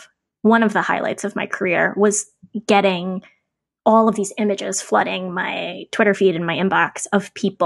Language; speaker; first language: English; native; English